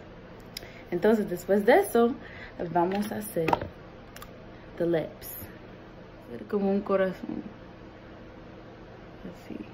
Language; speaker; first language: Spanish; early bilingual, heritage; Spanish